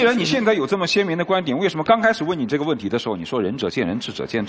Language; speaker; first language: Chinese; native; Chinese